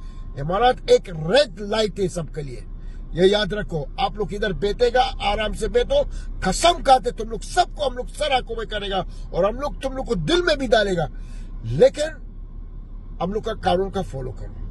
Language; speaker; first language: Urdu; non-native, learner; Arabic